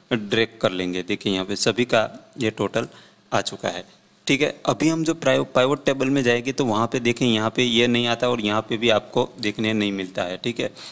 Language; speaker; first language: Hindi; non-native, local second language; Gujarati